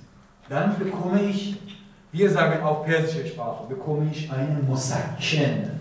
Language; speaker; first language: German; non-native, learner; Persian